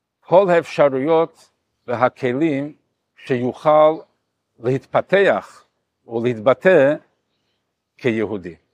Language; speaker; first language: Hebrew; non-native, fluent; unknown